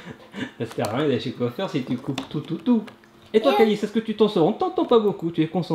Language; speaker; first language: French; native; French